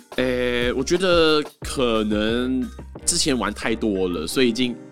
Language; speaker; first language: Chinese; non-native, local second language; Hakka Chinese